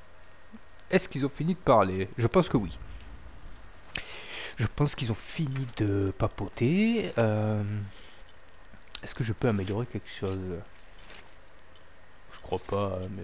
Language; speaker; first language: French; native; French